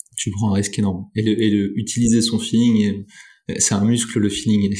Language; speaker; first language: French; native; French